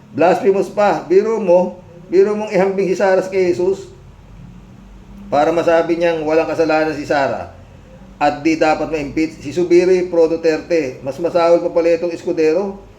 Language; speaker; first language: Filipino; native; Filipino